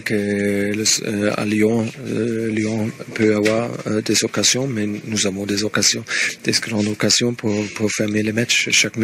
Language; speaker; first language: French; non-native, learner; Spanish